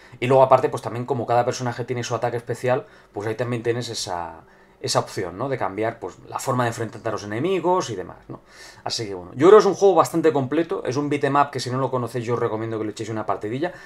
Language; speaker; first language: Spanish; native; Spanish